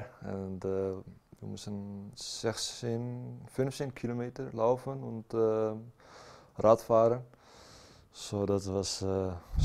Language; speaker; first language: German; non-native, learner; Dutch